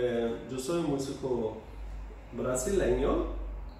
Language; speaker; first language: Spanish; non-native, fluent; Portuguese